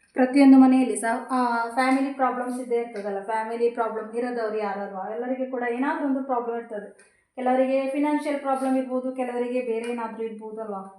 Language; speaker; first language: Kannada; native; Kannada